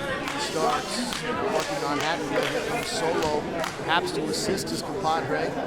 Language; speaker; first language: English; native; English